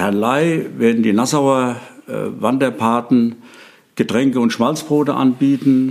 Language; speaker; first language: German; native; German